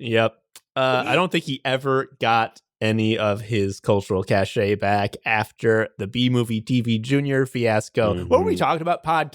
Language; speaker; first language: English; native; English